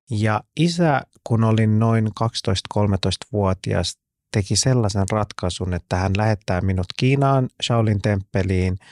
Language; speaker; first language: Finnish; early bilingual, other home language; Persian